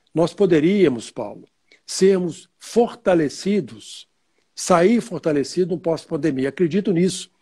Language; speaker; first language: Portuguese; native; Portuguese